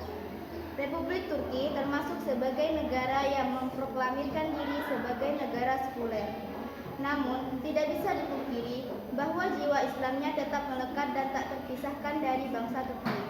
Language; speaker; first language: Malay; non-native, local second language; Madurese